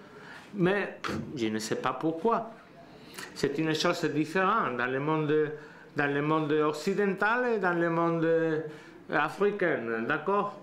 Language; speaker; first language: French; non-native, learner; Spanish